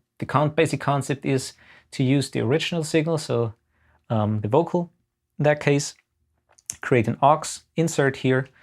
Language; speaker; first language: English; non-native, fluent; German